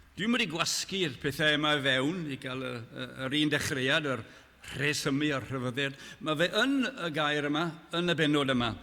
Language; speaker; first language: Welsh; native; Welsh